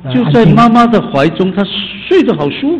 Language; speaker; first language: Chinese; native; Chinese